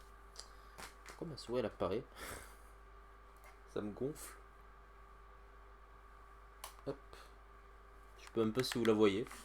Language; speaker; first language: French; native; French